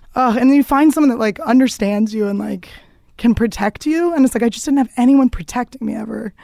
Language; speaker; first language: English; native; English